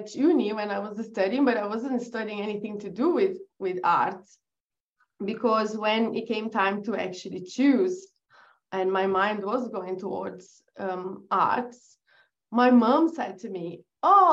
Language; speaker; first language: English; non-native, fluent; Portuguese